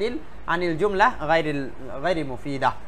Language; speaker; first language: Arabic; non-native, fluent; Bangla